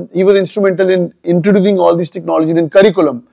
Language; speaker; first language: English; non-native, local second language; Punjabi